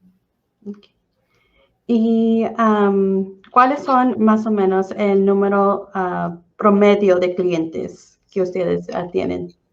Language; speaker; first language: Spanish; early bilingual, heritage; Spanish